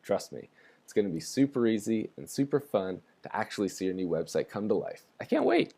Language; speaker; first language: English; native; English